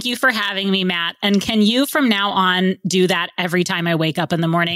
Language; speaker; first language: English; native; English